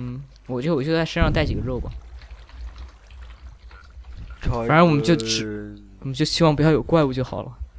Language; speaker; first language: Chinese; native; Chinese